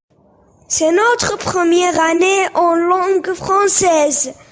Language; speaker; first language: French; non-native, learner; Arabic